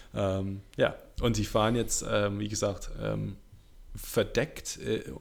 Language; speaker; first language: German; non-native, fluent; English